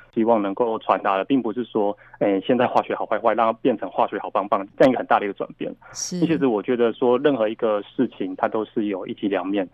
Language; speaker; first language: Chinese; native; Chinese